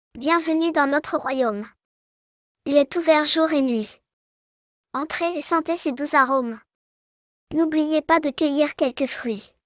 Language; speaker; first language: French; non-native, local second language; Arabic